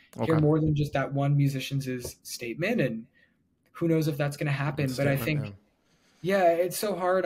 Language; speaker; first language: English; native; English